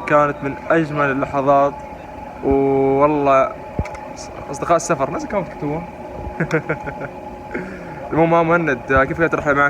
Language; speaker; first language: Arabic; native; Arabic